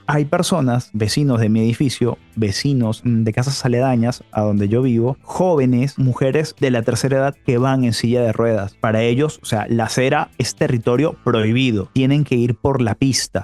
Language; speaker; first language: Spanish; native; Spanish